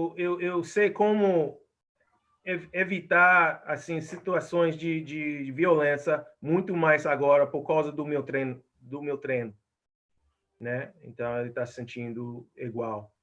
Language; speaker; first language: Portuguese; non-native, fluent; English